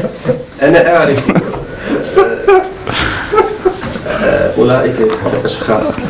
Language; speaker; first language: Arabic; non-native, learner; Bosnian